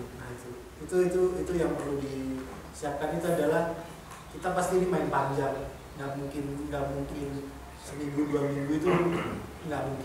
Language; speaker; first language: Indonesian; native; Indonesian